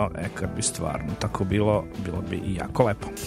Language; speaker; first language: Croatian; native; Croatian